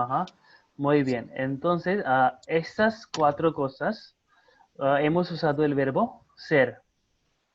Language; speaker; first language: Spanish; non-native, fluent; Hindi